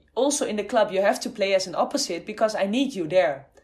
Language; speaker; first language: English; non-native, fluent; Dutch